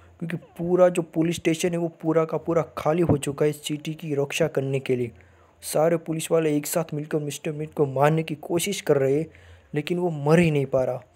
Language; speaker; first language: Hindi; non-native, local second language; Gujarati